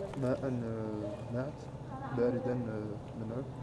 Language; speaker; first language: Arabic; non-native, learner; French